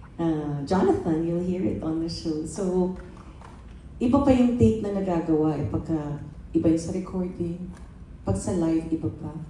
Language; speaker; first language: Filipino; native; Filipino